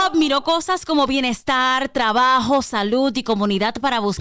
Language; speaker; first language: Spanish; early bilingual, heritage; Spanish